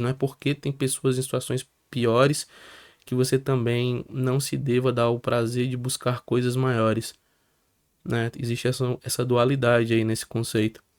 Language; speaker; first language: Portuguese; native; Portuguese